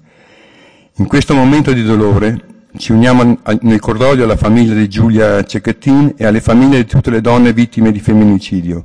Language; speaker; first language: Italian; native; Italian